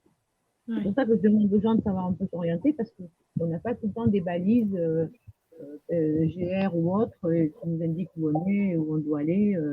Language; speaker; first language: French; native; French